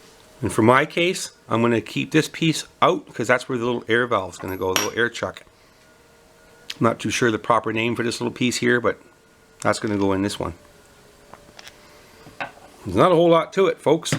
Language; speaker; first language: English; native; English